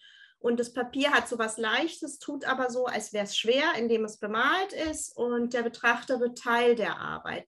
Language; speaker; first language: German; early bilingual, other home language; Turkish